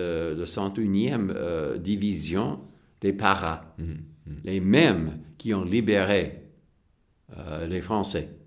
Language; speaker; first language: French; non-native, fluent; English